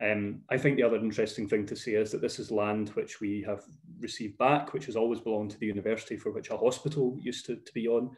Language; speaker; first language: English; native; English